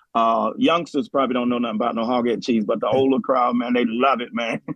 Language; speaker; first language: English; native; English